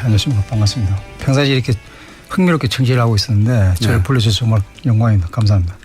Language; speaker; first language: Korean; native; Korean